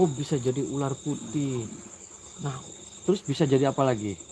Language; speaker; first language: Indonesian; native; Indonesian